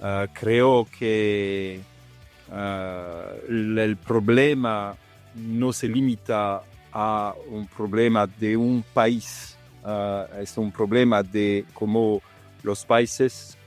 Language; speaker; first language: Spanish; non-native, fluent; Italian